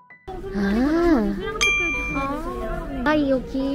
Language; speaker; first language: Korean; non-native, learner; Filipino